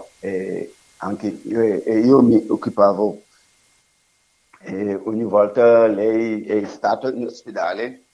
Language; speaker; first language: Italian; non-native, learner; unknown